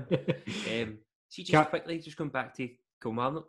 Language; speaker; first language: English; native; English